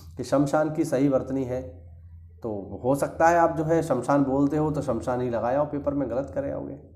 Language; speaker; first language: Hindi; native; Hindi